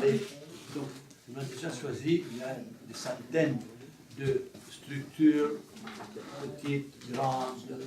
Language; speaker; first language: French; non-native, fluent; Italian